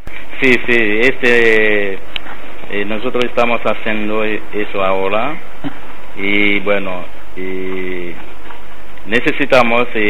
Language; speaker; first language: Spanish; non-native, learner; Haitian Creole